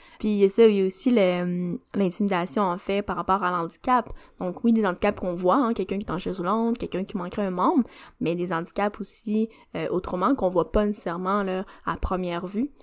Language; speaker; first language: French; native; French